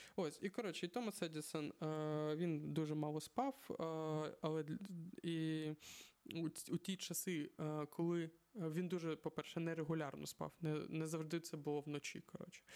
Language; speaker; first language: Ukrainian; non-native, local second language; Russian